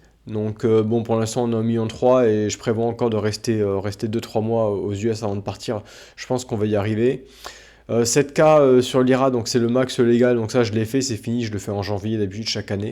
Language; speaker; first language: French; native; French